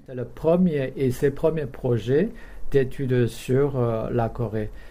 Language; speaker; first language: French; non-native, fluent; Korean